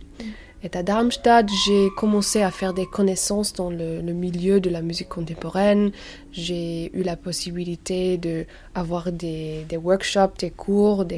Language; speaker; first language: French; non-native, learner; English